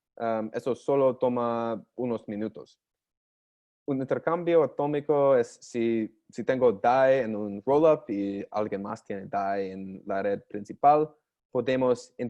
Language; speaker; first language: Spanish; non-native, learner; English